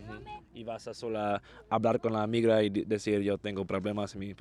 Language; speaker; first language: Spanish; non-native, learner; English